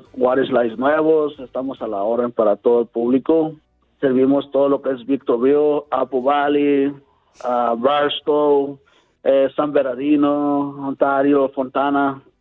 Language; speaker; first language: Spanish; native; Spanish